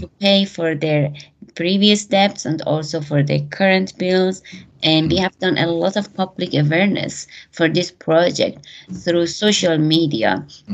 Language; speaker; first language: English; non-native, fluent; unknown